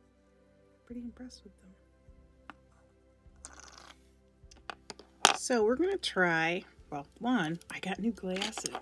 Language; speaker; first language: English; native; English